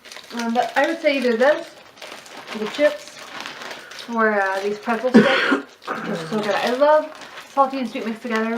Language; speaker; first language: English; native; English